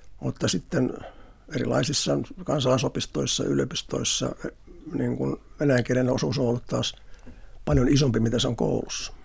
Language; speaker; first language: Finnish; native; Finnish